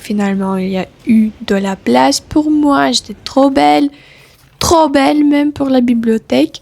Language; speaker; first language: French; non-native, fluent; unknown